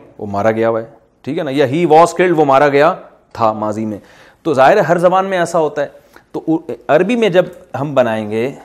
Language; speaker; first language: Urdu; native; Urdu